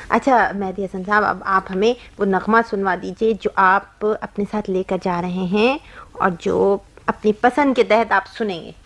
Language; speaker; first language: Urdu; native; Urdu